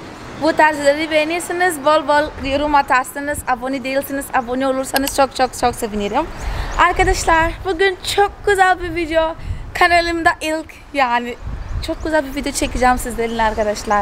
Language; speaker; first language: Turkish; non-native, fluent; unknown